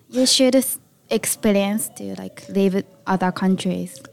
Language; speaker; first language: English; non-native, learner; Japanese